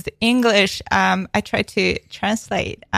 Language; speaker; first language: English; non-native, fluent; Ukrainian